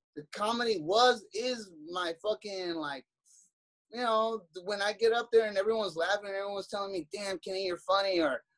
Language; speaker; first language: English; native; English